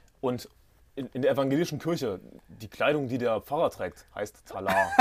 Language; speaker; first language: German; native; German